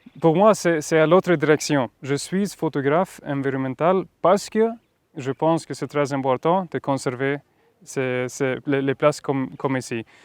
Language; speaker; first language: French; non-native, fluent; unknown